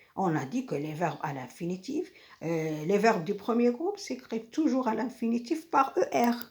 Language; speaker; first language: French; non-native, local second language; Arabic